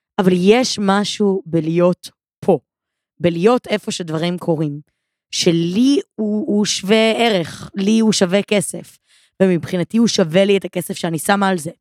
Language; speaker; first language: Hebrew; native; Hebrew